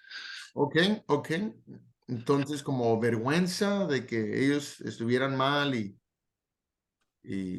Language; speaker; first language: Spanish; native; Spanish